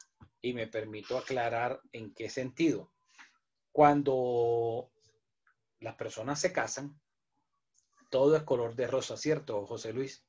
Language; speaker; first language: Spanish; native; Spanish